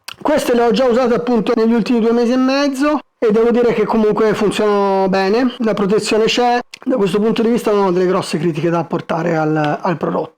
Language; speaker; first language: Italian; native; Italian